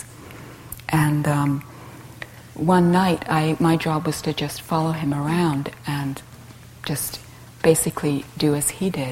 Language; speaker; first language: English; native; English